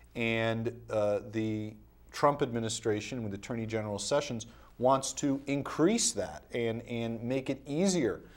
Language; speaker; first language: English; native; English